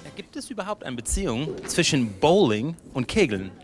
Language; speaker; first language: German; non-native, learner; English